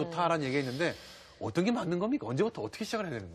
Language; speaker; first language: Korean; native; Korean